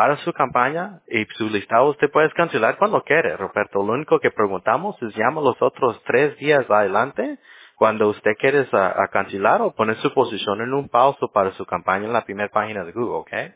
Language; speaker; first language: Spanish; early bilingual, heritage; English